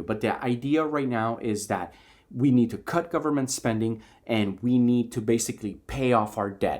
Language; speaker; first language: English; native; English